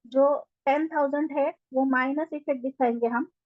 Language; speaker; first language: Hindi; non-native, local second language; Marathi